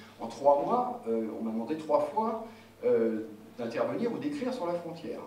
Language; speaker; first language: French; native; French